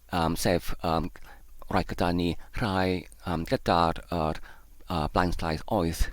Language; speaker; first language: Welsh; non-native, learner; English